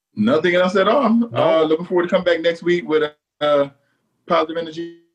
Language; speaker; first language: English; native; English